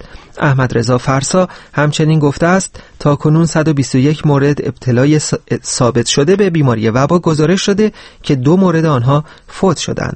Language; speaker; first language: Persian; native; Persian